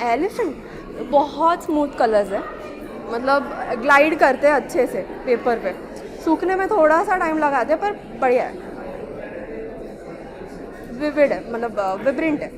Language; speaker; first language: Hindi; native; Hindi